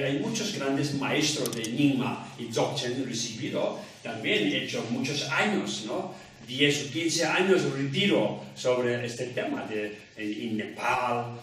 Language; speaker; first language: Spanish; non-native, learner; Tibetan